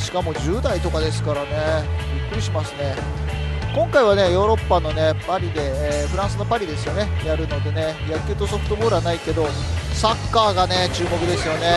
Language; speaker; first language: Japanese; native; Japanese